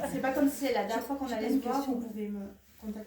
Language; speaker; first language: French; native; French